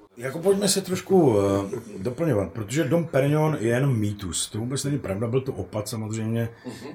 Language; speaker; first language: Czech; native; Czech